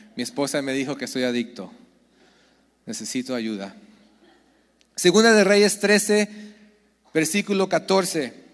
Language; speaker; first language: Spanish; early bilingual, heritage; Spanish